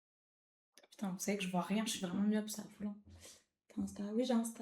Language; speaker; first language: French; native; French